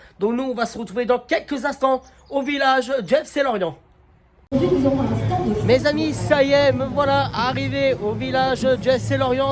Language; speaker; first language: French; native; French